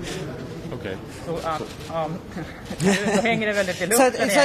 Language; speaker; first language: Swedish; native; Swedish